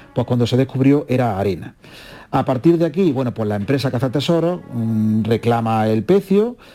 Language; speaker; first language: Spanish; native; Spanish